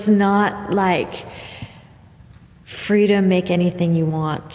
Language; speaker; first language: English; native; English